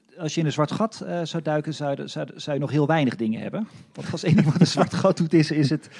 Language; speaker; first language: Dutch; native; Dutch